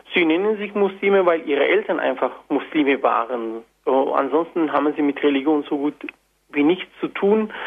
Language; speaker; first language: German; non-native, fluent; Turkish